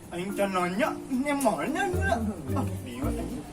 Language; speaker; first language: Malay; non-native, local second language; Sundanese